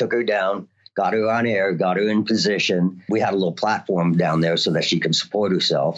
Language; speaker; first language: English; native; English